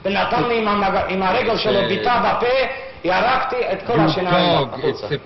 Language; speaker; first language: Hebrew; non-native, fluent; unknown